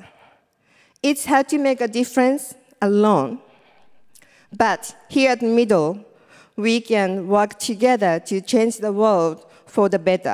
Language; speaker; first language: English; non-native, fluent; Japanese